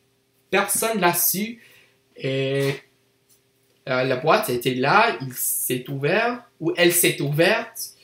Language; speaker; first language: French; non-native, learner; English